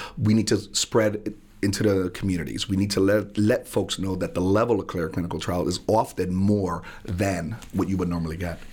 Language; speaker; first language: English; native; English